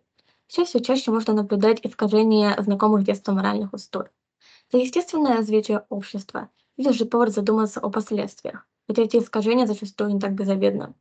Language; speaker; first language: Russian; native; Russian